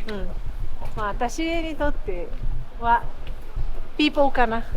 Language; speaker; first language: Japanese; non-native, fluent; Portuguese